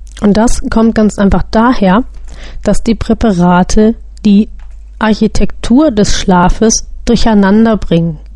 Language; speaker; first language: German; native; German